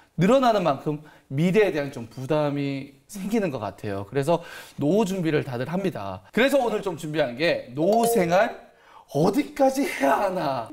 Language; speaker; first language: Korean; native; Korean